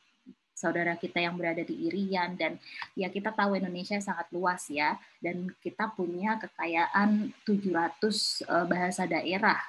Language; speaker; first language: Indonesian; native; Indonesian